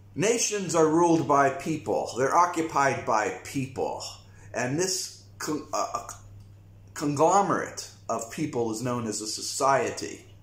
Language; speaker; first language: English; native; English